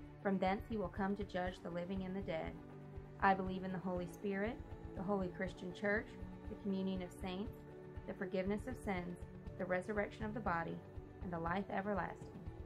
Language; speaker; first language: English; native; English